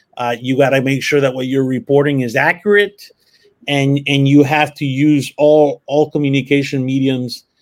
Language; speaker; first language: English; early bilingual, other home language; Spanish